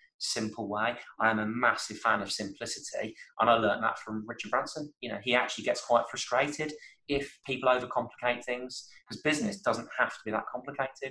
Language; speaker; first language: English; native; English